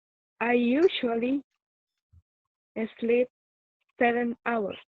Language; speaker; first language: English; non-native, learner; Spanish